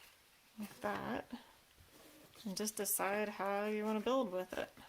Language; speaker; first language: English; native; English